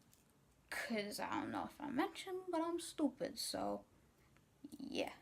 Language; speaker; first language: English; native; English